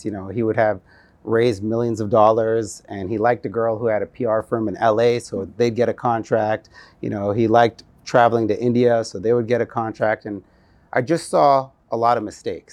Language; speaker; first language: English; native; English